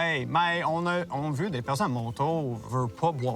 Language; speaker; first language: French; non-native, local second language; English